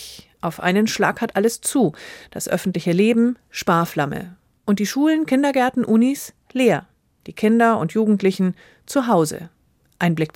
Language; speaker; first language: German; native; German